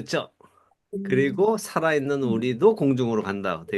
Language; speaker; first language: Korean; native; Korean